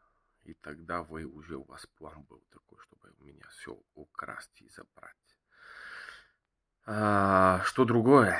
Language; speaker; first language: Russian; non-native, learner; Bulgarian